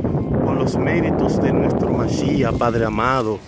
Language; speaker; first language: Spanish; native; Spanish